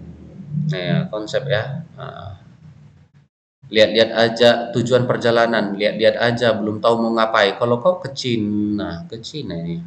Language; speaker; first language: Indonesian; native; Indonesian